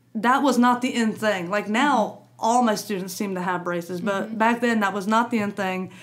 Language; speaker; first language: English; native; English